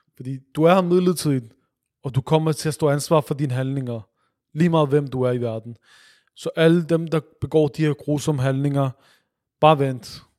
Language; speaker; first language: Danish; early bilingual, other home language; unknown